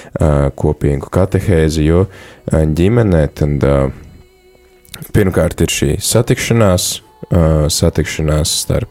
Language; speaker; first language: Latvian; native; Latvian